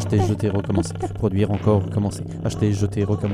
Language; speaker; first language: French; native; French